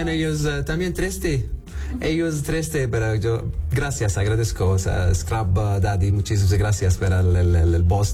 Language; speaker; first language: Spanish; non-native, learner; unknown